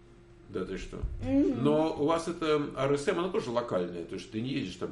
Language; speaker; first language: Russian; native; Russian